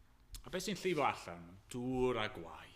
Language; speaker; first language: Welsh; native; Welsh